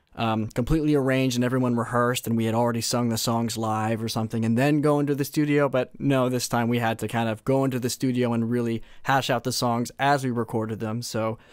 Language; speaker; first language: English; native; English